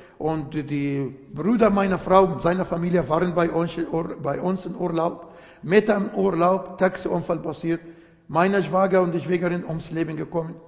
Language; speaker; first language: German; non-native, fluent; Arabic